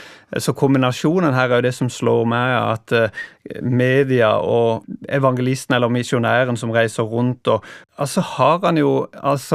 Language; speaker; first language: Norwegian; native; Norwegian